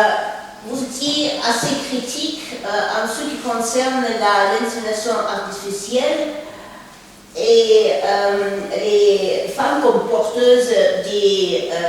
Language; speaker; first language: French; non-native, fluent; Russian